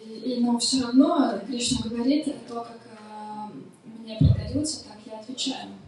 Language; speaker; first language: Russian; native; Russian